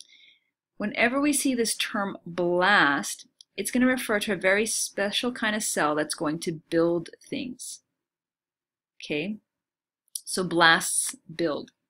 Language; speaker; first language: English; native; English